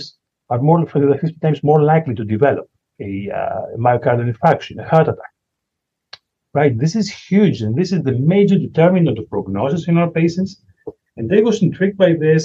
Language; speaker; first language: English; non-native, fluent; Greek